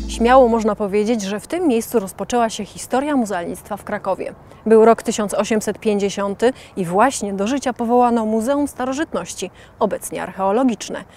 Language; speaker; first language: Polish; native; Polish